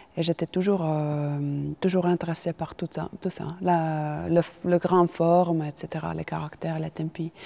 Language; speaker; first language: French; non-native, fluent; Finnish